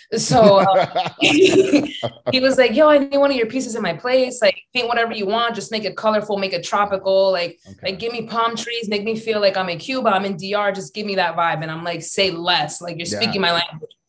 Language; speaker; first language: English; native; English